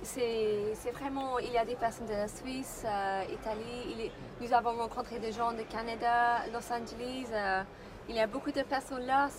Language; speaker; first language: French; non-native, learner; English